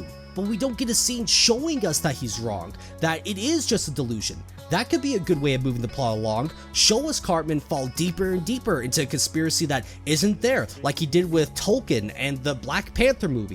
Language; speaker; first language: English; native; English